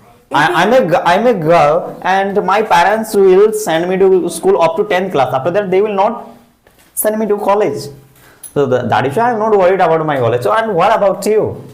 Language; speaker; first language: English; non-native, fluent; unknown